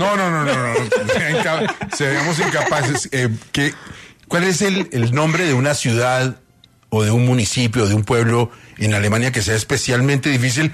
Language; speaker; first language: Spanish; native; Spanish